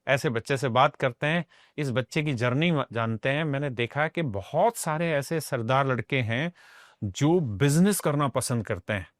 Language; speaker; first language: Hindi; non-native, local second language; Punjabi